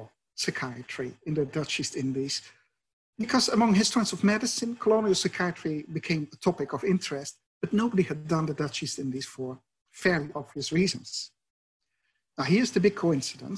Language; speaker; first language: English; non-native, fluent; Dutch